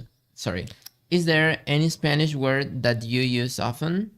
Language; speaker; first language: English; non-native, learner; Spanish